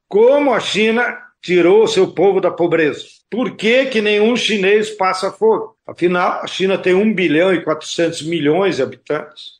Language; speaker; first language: Portuguese; native; Portuguese